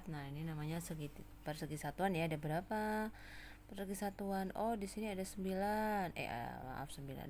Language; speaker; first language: Indonesian; native; Indonesian